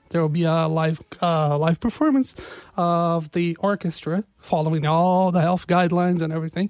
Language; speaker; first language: English; non-native, fluent; Portuguese